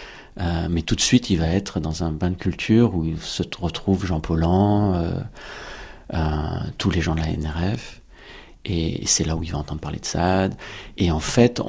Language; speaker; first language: French; native; French